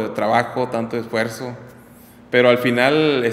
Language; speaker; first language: Spanish; native; Spanish